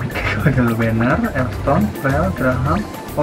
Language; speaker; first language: Indonesian; native; Indonesian